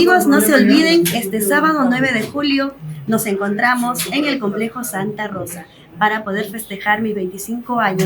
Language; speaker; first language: Spanish; native; Spanish